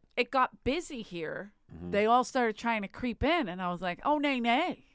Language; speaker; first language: English; native; English